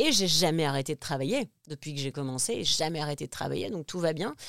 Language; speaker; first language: French; native; French